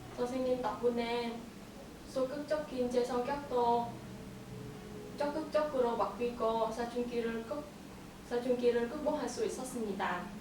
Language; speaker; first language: Korean; non-native, learner; Vietnamese